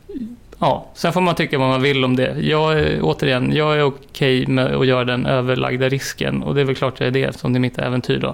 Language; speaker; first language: Swedish; native; Swedish